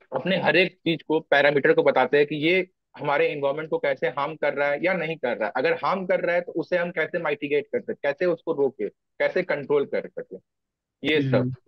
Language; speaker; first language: Hindi; native; Hindi